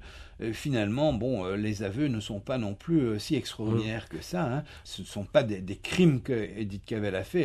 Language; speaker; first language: French; native; French